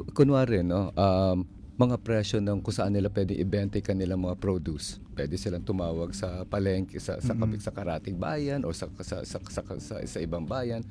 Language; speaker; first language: Filipino; non-native, local second language; Cebuano